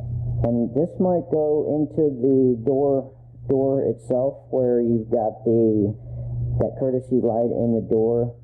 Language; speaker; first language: English; native; English